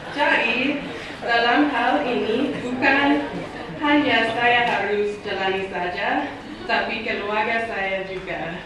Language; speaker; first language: Indonesian; non-native, learner; English